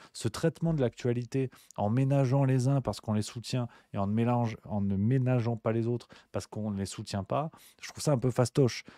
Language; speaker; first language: French; native; French